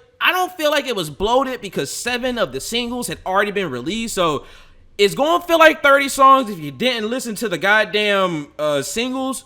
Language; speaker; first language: English; native; English